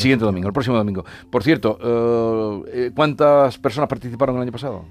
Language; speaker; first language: Spanish; native; Spanish